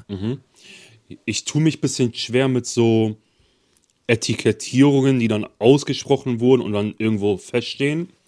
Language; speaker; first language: German; early bilingual, other home language; Kurdish